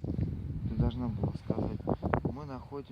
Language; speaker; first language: Russian; native; Russian